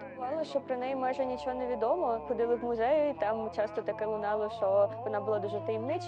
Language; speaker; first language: Ukrainian; native; Ukrainian